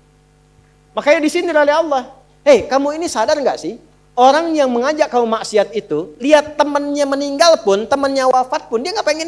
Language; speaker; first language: Indonesian; native; Indonesian